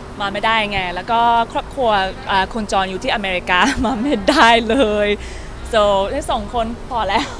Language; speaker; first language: Thai; non-native, learner; English